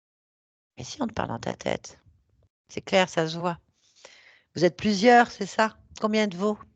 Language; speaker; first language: French; native; French